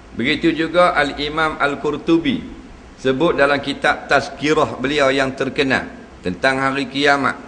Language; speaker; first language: Malay; native; Malay